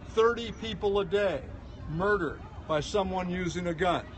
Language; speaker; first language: English; native; English